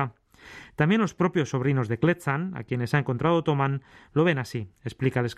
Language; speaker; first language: Spanish; native; Spanish